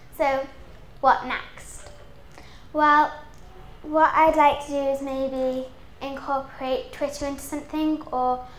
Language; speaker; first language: English; native; English